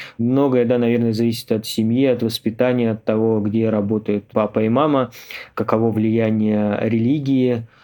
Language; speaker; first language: Russian; native; Russian